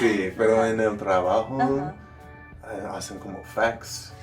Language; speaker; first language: Spanish; non-native, learner; English